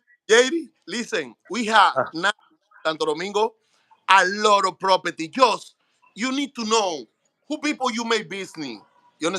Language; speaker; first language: English; non-native, learner; Spanish